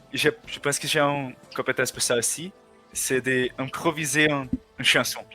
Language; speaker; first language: French; non-native, learner; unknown